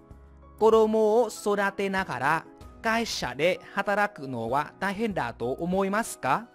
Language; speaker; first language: Japanese; non-native, fluent; Vietnamese